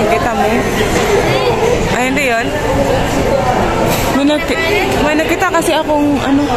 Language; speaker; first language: Filipino; non-native, local second language; Cebuano